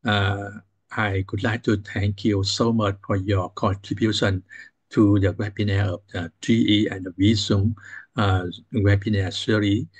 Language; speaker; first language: English; non-native, learner; Vietnamese